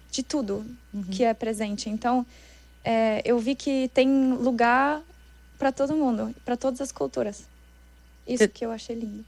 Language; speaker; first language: Portuguese; non-native, fluent; German